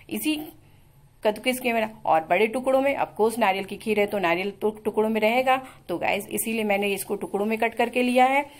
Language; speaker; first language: Hindi; native; Hindi